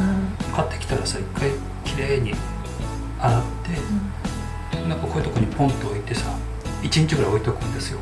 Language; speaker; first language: Japanese; native; Japanese